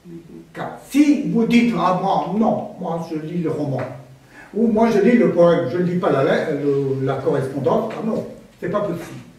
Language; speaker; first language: French; non-native, fluent; Armenian